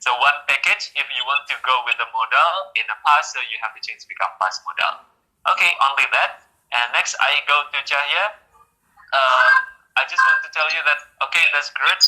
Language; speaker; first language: English; non-native, fluent; Indonesian